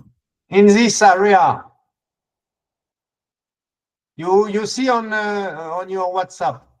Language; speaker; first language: English; non-native, learner; French